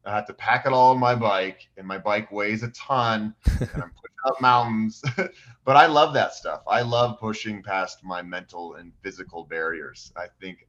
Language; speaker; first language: English; native; English